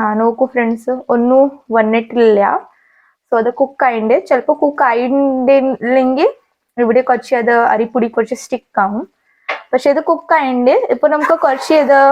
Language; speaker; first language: Malayalam; non-native, learner; Hindi